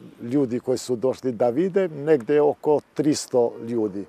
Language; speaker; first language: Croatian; non-native, local second language; Albanian